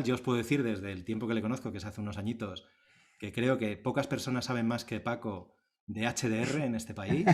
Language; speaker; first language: Spanish; native; Spanish